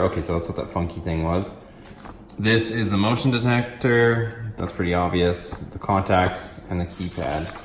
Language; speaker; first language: English; native; English